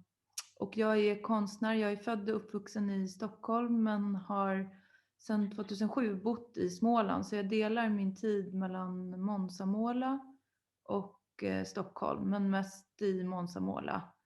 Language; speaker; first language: Swedish; native; Swedish